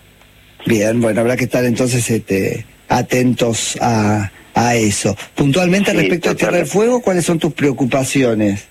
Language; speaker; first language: Spanish; native; Spanish